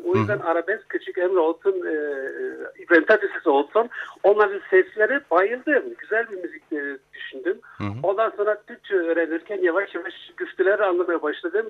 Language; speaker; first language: Turkish; non-native, fluent; German